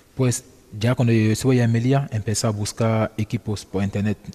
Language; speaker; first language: Spanish; non-native, fluent; French